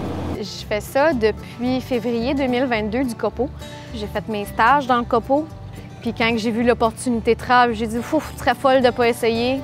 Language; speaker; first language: French; native; French